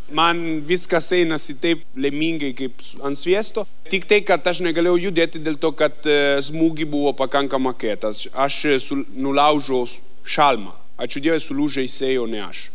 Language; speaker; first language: Lithuanian; non-native, fluent; Italian